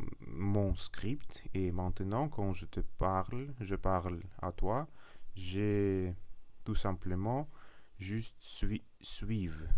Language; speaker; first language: French; non-native, learner; Russian